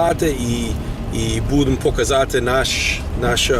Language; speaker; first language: Ukrainian; early bilingual, heritage; Ukrainian